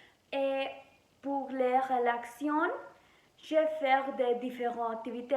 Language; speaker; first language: French; non-native, learner; Spanish